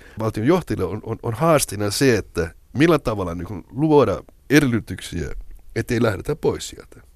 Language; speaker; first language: Finnish; non-native, local second language; Swedish